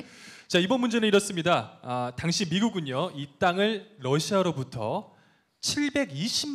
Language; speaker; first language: Korean; native; Korean